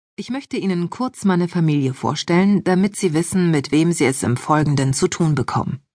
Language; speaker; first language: German; early bilingual, other home language; Greek